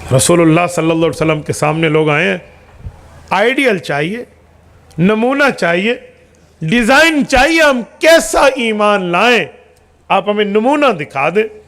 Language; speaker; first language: Urdu; non-native, local second language; Punjabi